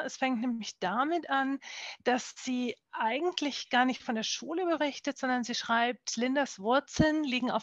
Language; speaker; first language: German; native; German